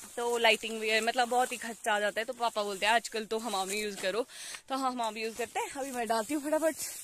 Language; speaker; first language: Hindi; native; Hindi